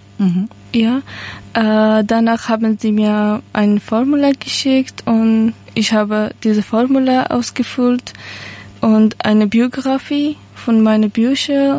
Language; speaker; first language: German; non-native, learner; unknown